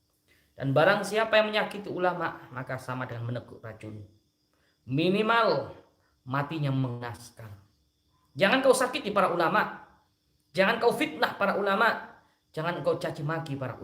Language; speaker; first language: Indonesian; native; Indonesian